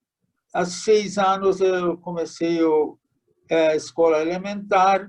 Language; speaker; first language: Portuguese; non-native, fluent; Hungarian